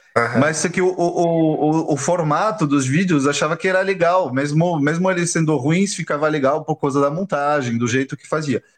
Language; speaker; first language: Portuguese; non-native, fluent; French